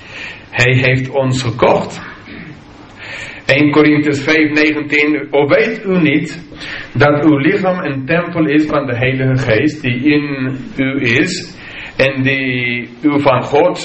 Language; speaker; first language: Dutch; non-native, fluent; English